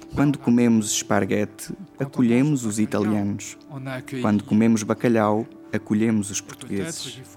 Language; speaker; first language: Portuguese; non-native, fluent; Luxembourgish